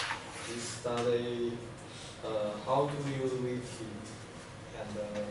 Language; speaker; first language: English; non-native, learner; Cantonese